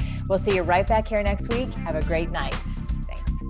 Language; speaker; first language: English; native; English